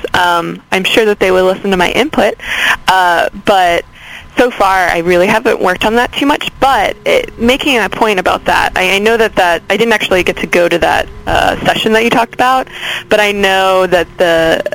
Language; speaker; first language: English; native; English